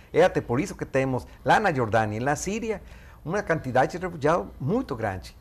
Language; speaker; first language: Portuguese; non-native, fluent; Spanish